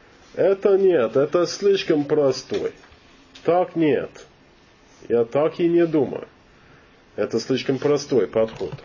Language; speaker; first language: Russian; non-native, learner; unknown